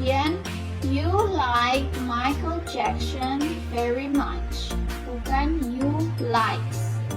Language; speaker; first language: English; non-native, fluent; Indonesian